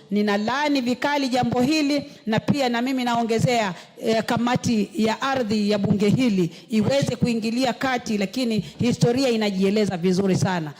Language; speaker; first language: Swahili; native; Swahili